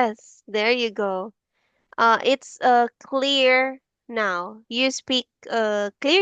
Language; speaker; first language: English; non-native, fluent; Filipino